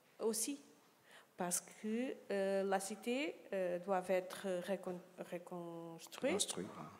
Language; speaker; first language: French; non-native, learner; Portuguese